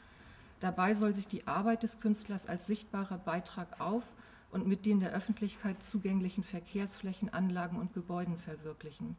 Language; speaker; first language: German; native; German